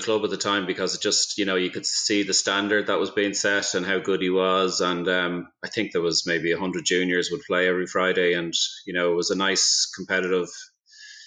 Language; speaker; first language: English; native; English